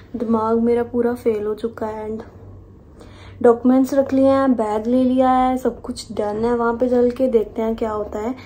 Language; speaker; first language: Hindi; non-native, local second language; Punjabi